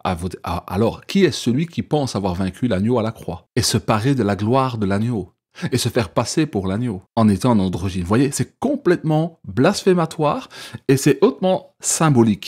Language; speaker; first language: French; native; French